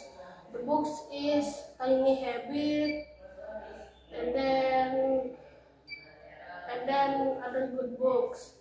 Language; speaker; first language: English; non-native, learner; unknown